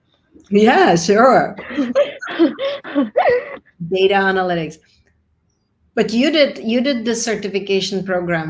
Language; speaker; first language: English; non-native, fluent; Czech